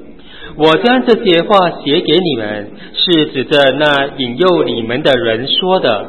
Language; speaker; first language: Chinese; native; Chinese